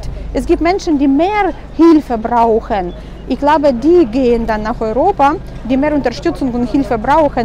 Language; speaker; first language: German; non-native, fluent; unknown